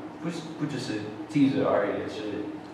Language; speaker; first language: Chinese; early bilingual, heritage; English